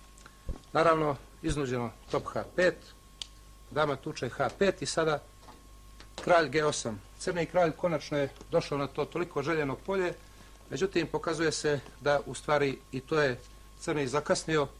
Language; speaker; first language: Bosnian; native; Bosnian